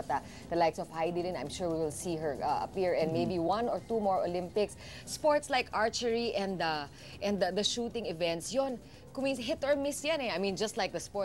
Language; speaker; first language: English; non-native, local second language; Filipino